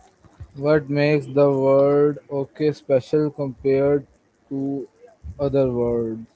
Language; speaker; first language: English; non-native, learner; Urdu